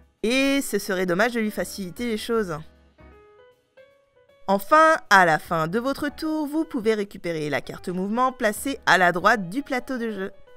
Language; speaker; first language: French; native; French